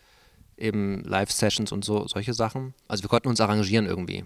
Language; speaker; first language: German; native; German